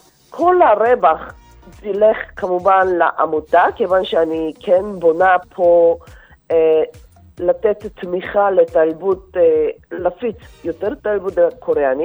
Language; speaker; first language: Hebrew; non-native, fluent; Korean